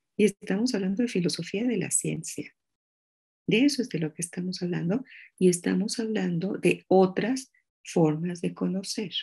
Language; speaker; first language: Spanish; native; Spanish